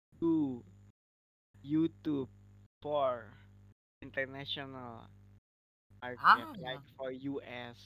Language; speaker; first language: English; non-native, learner; Indonesian